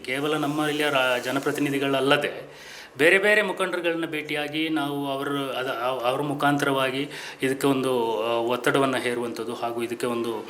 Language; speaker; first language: Kannada; non-native, local second language; Kodava